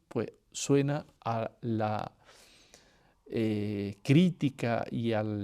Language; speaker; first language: Spanish; native; Spanish